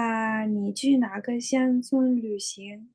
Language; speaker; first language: Chinese; non-native, learner; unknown